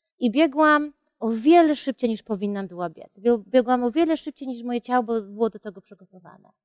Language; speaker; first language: Polish; early bilingual, heritage; Polish